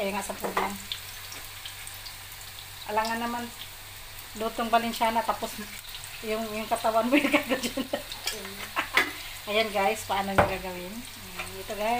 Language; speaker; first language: Filipino; non-native, local second language; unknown